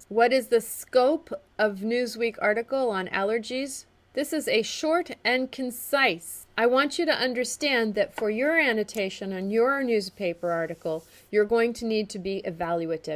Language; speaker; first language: English; native; English